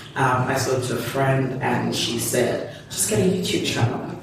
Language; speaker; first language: English; non-native, local second language; Yoruba